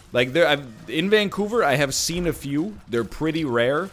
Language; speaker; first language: English; native; English